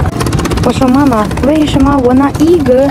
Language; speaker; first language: Chinese; non-native, learner; Ukrainian